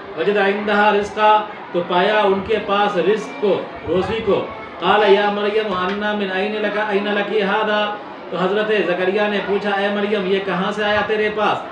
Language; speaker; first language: Urdu; native; Urdu